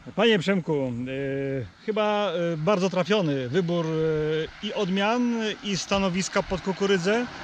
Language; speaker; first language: Polish; native; Polish